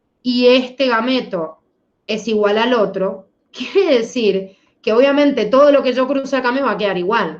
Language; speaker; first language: Spanish; native; Spanish